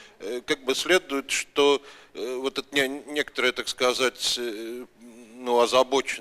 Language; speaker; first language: Russian; native; Russian